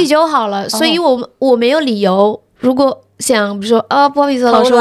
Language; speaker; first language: Chinese; non-native, fluent; Indonesian